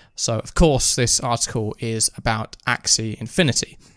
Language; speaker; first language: English; early bilingual, other home language; Filipino